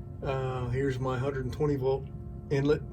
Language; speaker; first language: English; native; English